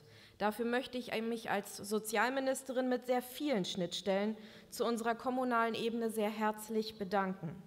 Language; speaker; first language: German; native; German